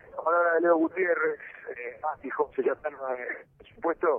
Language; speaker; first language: Spanish; native; Spanish